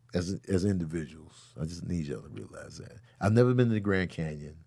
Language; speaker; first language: English; early bilingual, other home language; Yoruba